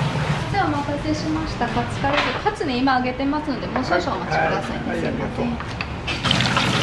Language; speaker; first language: Japanese; native; Japanese